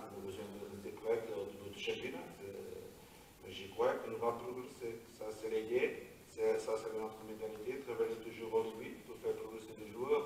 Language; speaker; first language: French; non-native, learner; Portuguese